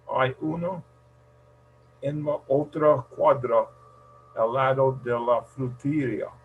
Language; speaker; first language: Spanish; non-native, learner; English